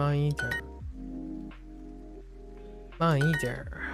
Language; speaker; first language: Chinese; non-native, learner; English